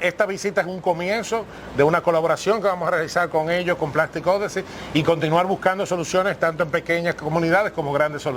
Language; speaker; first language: Spanish; native; Spanish